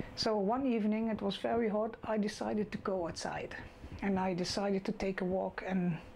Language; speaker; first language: English; non-native, fluent; Dutch